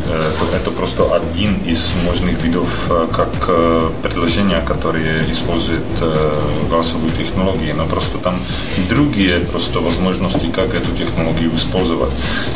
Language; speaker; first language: Russian; non-native, fluent; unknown